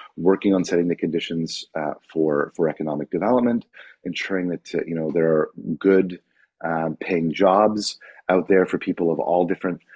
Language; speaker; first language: English; native; English